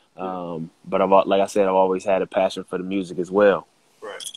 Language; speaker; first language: English; native; English